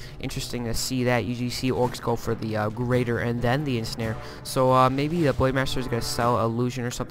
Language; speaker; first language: English; native; English